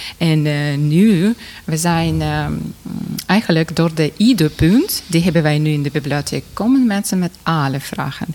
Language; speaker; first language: Dutch; non-native, fluent; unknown